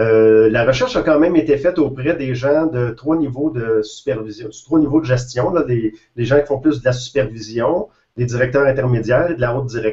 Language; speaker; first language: French; native; French